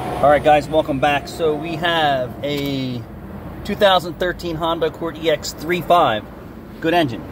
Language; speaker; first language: English; native; English